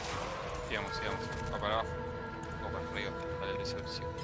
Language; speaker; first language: Spanish; native; Spanish